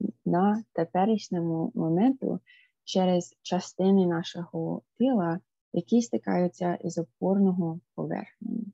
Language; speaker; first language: Ukrainian; non-native, fluent; English